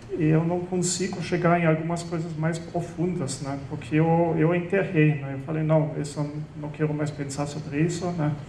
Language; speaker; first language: Portuguese; non-native, fluent; German